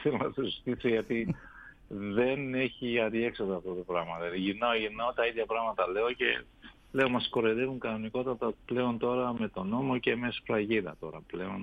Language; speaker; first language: Greek; non-native, fluent; Armenian